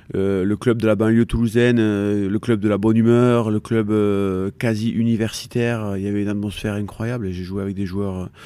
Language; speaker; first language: French; native; French